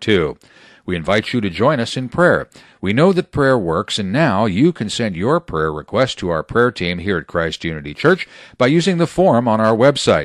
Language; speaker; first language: English; native; English